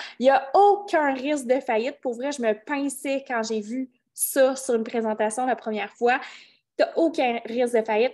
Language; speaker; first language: French; native; French